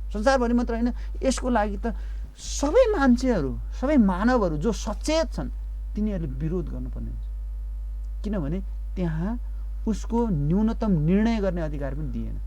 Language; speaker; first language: Nepali; non-native, local second language; Eastern Tamang